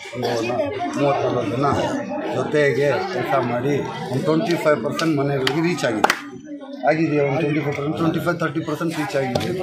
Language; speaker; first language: Kannada; non-native, local second language; Urdu